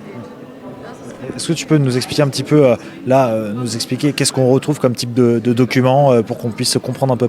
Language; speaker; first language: French; native; French